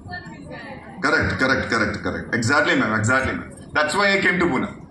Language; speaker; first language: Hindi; non-native, local second language; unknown